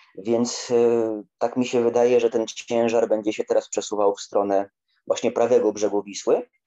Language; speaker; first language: Polish; native; Polish